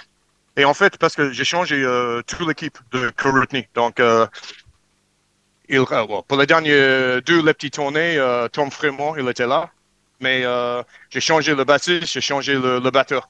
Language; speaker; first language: French; non-native, learner; English